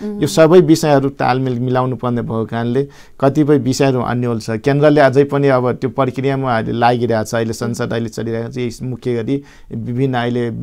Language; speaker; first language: Nepali; non-native, local second language; Rana Tharu